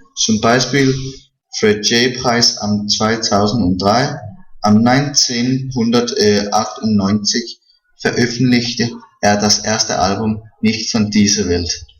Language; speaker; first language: German; non-native, learner; Danish